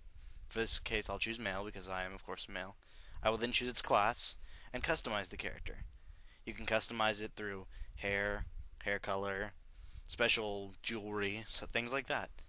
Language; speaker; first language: English; native; English